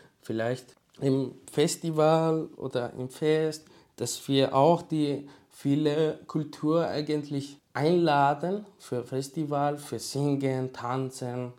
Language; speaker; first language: German; non-native, learner; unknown